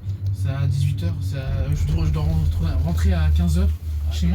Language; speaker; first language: French; native; French